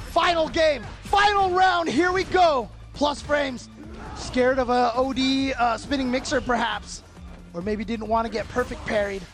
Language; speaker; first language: English; native; English